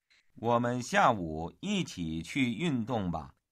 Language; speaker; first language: Chinese; non-native, learner; Vietnamese